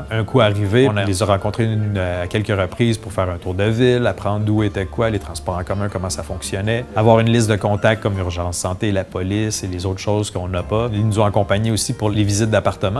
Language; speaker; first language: French; native; French